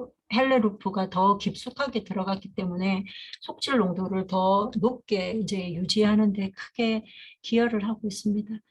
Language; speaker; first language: Korean; native; Korean